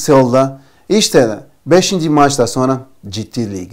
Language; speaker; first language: Turkish; non-native, learner; Portuguese